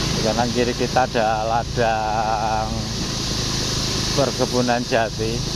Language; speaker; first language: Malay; non-native, local second language; Javanese